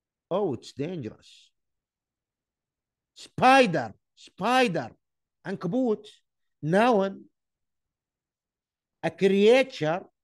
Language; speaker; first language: English; non-native, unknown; Arabic